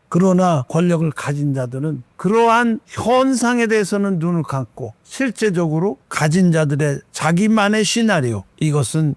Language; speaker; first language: Korean; native; Korean